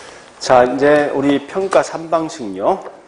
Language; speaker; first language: Korean; native; Korean